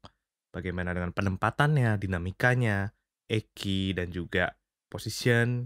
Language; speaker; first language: Indonesian; native; Indonesian